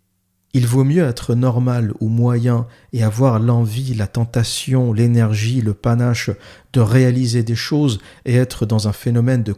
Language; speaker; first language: French; native; French